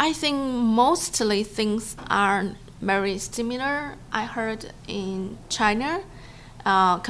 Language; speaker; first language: English; non-native, learner; Chinese